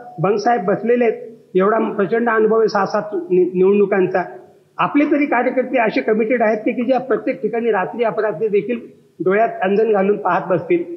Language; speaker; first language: Marathi; native; Marathi